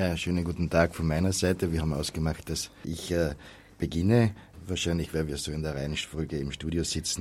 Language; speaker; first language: German; native; German